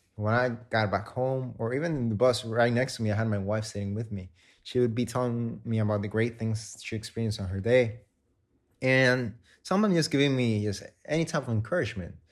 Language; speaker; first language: English; non-native, fluent; Spanish